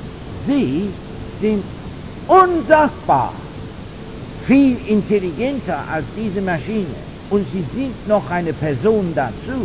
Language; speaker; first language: German; non-native, fluent; English